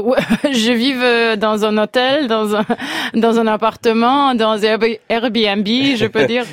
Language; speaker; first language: French; non-native, fluent; Spanish